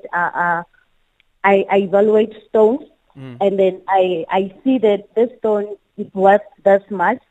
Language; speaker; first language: English; non-native, local second language; Southern Sotho